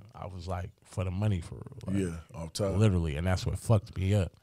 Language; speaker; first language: English; native; English